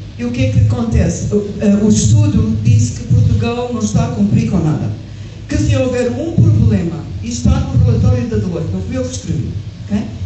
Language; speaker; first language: Portuguese; early bilingual, heritage; English